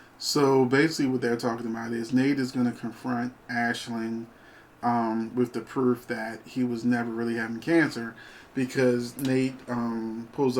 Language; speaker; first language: English; native; English